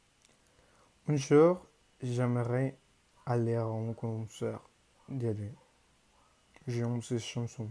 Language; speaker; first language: French; non-native, learner; Spanish